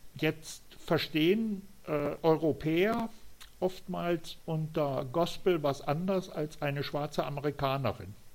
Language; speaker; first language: German; native; German